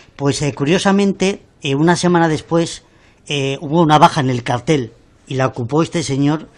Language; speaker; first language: Spanish; native; Spanish